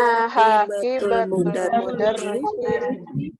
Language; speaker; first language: Arabic; non-native, learner; Indonesian